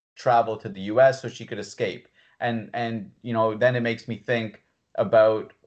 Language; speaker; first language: English; native; English